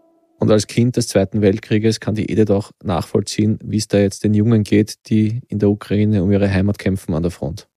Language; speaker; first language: German; native; German